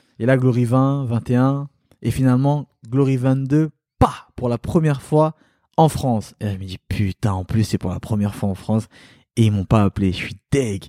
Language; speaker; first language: French; early bilingual, other home language; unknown